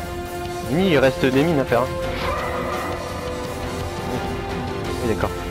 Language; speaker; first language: French; native; French